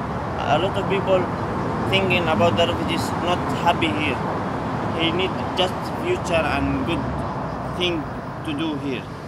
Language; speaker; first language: English; non-native, learner; Arabic